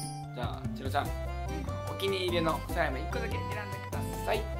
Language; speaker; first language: Japanese; native; Japanese